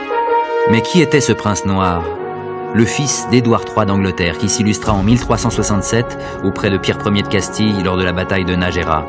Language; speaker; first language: French; native; French